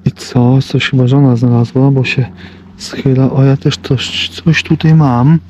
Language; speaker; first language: Polish; native; Polish